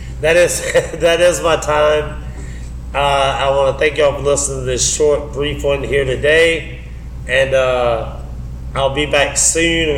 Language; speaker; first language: English; native; English